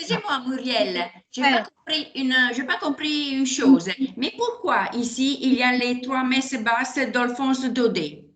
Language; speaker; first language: French; non-native, fluent; Italian